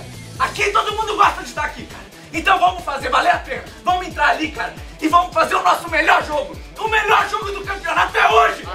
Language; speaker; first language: Portuguese; native; Portuguese